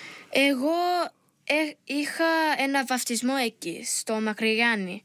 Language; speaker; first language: Greek; early bilingual, heritage; Greek